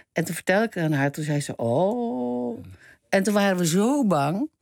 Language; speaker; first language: Dutch; early bilingual, other home language; Turkish